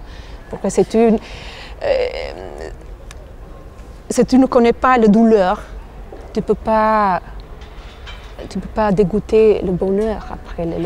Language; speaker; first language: French; non-native, fluent; Albanian